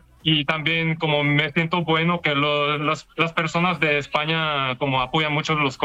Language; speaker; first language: Spanish; non-native, learner; Korean